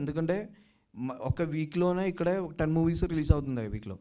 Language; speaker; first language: Telugu; non-native, local second language; Malayalam